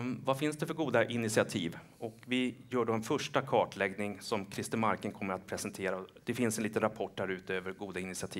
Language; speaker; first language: Swedish; native; Swedish